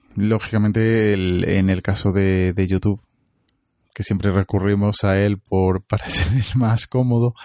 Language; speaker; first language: Spanish; native; Spanish